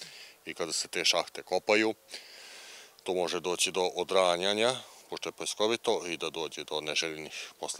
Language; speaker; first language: Serbian; native; Serbian